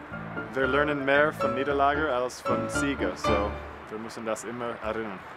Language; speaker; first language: German; non-native, fluent; English